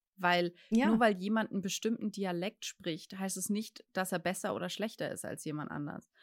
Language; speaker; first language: German; native; German